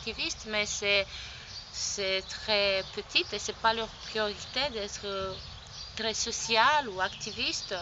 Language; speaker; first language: French; non-native, fluent; Romanian